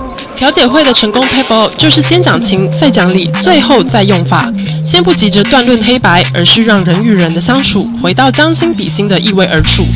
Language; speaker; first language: Chinese; native; Chinese